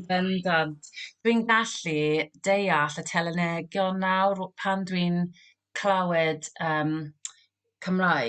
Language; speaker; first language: Welsh; non-native, local second language; English